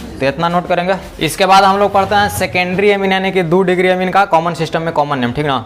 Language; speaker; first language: Hindi; native; Hindi